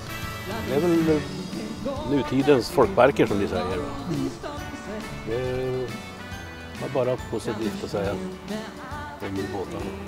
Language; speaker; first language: Swedish; native; Swedish